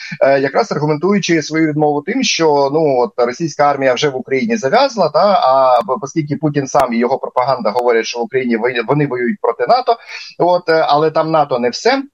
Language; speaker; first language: Ukrainian; native; Ukrainian